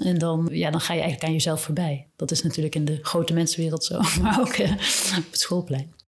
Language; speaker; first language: Dutch; native; Dutch